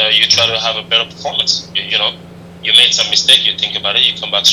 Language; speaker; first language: English; non-native, fluent; French